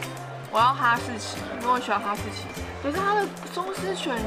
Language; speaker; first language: Chinese; native; Chinese